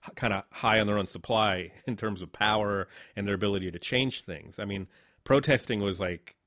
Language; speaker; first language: English; native; English